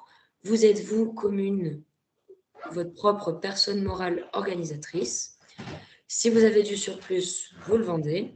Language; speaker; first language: French; native; French